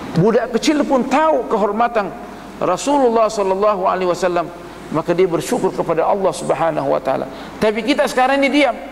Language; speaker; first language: Malay; native; Malay